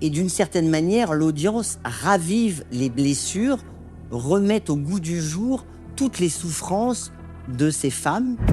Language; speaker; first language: French; native; French